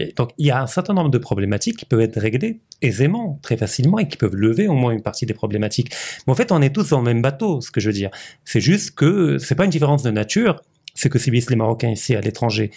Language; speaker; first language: French; non-native, local second language; Arabic